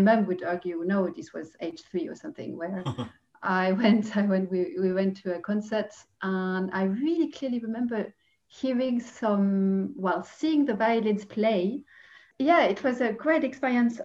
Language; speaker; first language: English; non-native, fluent; French